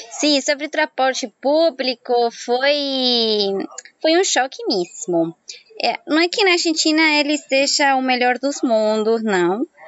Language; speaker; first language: Portuguese; non-native, fluent; Spanish